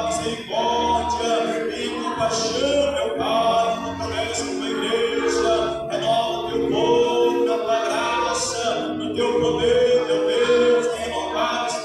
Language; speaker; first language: Portuguese; native; Portuguese